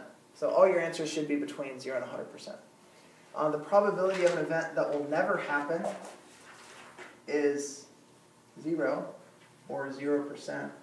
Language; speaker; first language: English; native; English